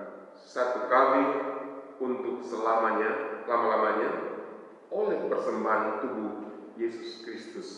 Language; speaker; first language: Indonesian; native; Indonesian